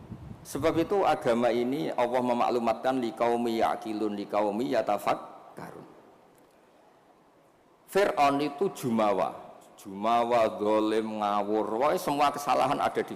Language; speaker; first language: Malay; non-native, local second language; Javanese